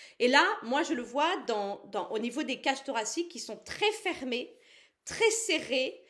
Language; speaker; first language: French; native; French